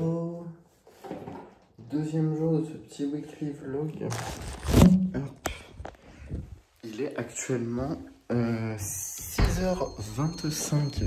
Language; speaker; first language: French; native; French